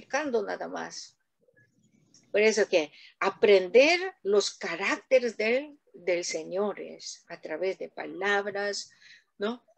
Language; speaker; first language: Spanish; non-native, learner; Korean